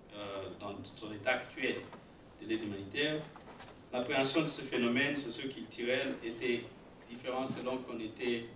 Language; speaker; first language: French; non-native, local second language; Swahili